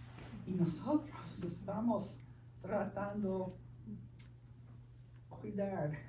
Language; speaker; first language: Spanish; early bilingual, heritage; Spanish